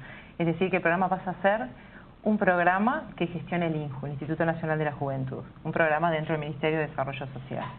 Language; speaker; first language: Spanish; native; Spanish